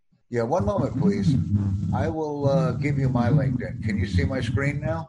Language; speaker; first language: English; non-native, fluent; Romanian